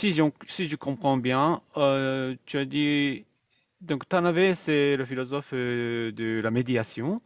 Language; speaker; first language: French; non-native, fluent; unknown